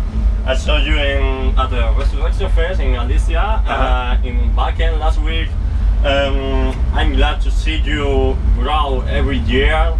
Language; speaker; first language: English; non-native, learner; Spanish